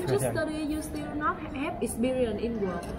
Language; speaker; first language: English; non-native, learner; Vietnamese